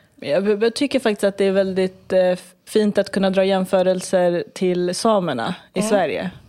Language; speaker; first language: Swedish; early bilingual, other home language; Kurdish